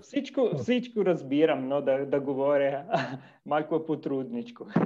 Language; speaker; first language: Bulgarian; non-native, learner; Italian